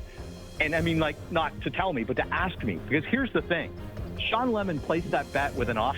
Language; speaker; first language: English; native; English